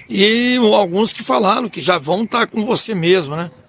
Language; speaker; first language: Portuguese; native; Portuguese